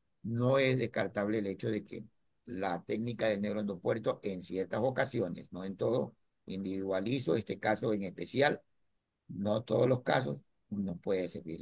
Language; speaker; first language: Spanish; native; Spanish